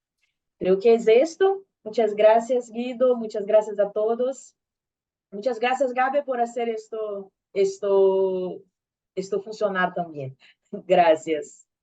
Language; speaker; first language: Spanish; non-native, learner; Portuguese